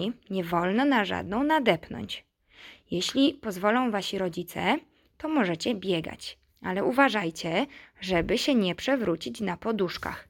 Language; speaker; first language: Polish; native; Polish